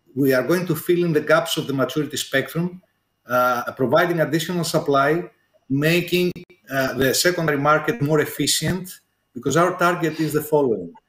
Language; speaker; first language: English; non-native, fluent; Greek